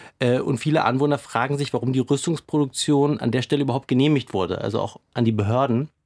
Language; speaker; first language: German; native; German